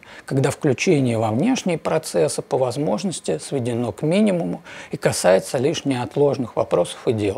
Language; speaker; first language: Russian; native; Russian